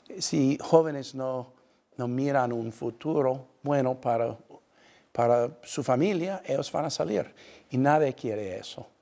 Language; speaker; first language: Spanish; non-native, fluent; English